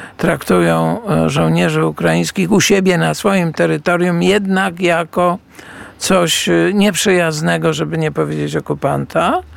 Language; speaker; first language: Polish; native; Polish